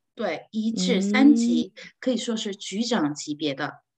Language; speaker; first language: Chinese; non-native, fluent; Korean